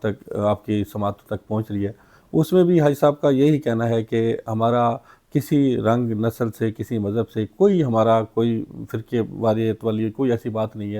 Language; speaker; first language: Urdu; non-native, local second language; Punjabi